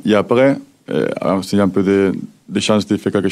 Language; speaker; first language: French; non-native, fluent; Spanish